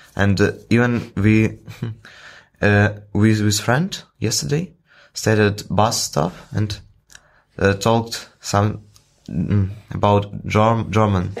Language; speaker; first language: English; non-native, fluent; Ukrainian